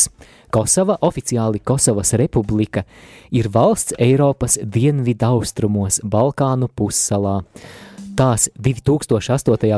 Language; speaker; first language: Latvian; native; Latvian